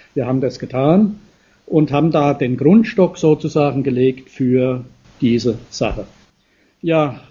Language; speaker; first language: German; native; German